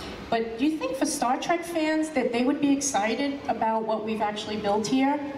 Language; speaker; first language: English; native; English